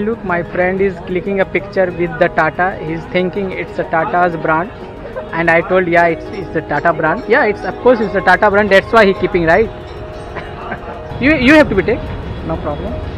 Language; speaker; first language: English; non-native, local second language; Hindi